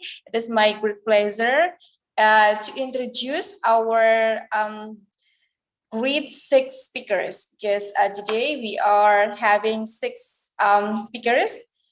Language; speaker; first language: English; non-native, fluent; Indonesian